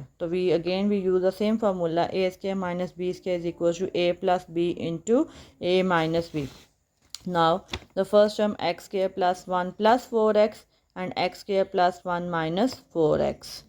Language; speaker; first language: English; non-native, local second language; Urdu